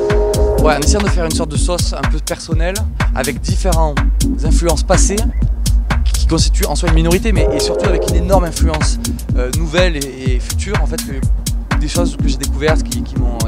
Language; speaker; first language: French; native; French